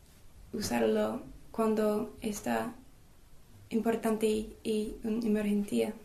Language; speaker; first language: Spanish; non-native, learner; English